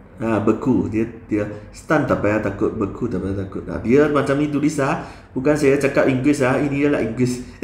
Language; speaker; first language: Malay; non-native, local second language; Chinese